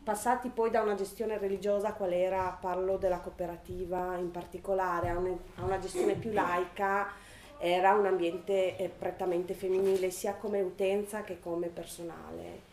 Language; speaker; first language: Italian; native; Italian